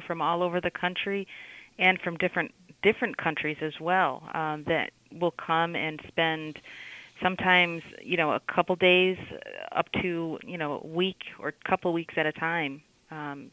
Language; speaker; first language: English; native; English